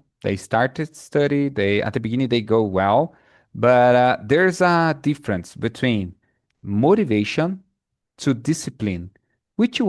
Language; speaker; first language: English; non-native, fluent; Portuguese